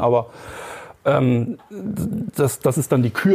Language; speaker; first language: German; native; German